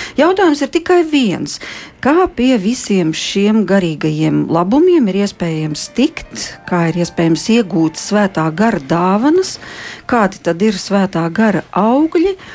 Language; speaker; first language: Latvian; native; Latvian